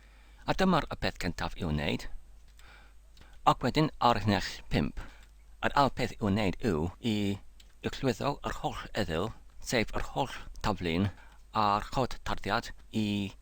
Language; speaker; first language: Welsh; non-native, learner; English